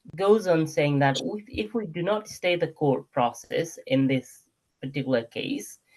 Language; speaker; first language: English; non-native, local second language; Nepali